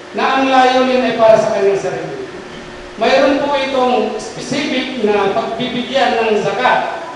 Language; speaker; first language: Filipino; non-native, local second language; Pangasinan